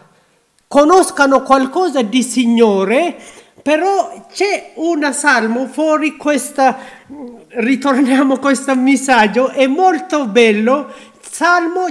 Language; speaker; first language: Italian; non-native, learner; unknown